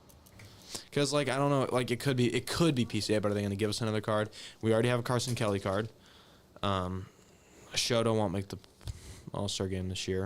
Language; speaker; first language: English; native; English